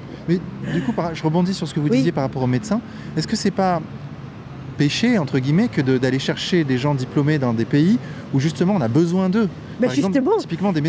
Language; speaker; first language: French; native; French